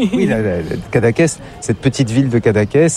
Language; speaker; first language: French; native; French